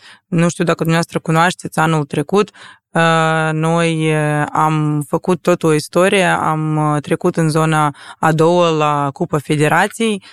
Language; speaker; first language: Romanian; non-native, local second language; Russian